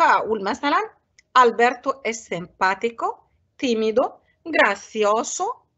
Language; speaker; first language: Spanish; non-native, fluent; Arabic